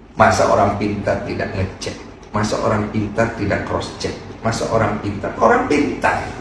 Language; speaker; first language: Indonesian; native; Indonesian